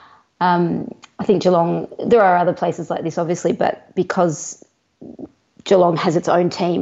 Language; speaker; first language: English; native; English